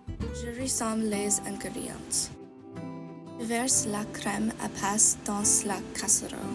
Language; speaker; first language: French; non-native, learner; English